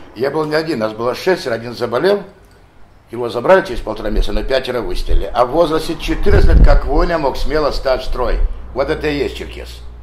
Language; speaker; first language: Russian; non-native, local second language; Adyghe